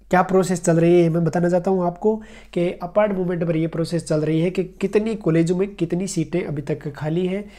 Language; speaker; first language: Hindi; native; Hindi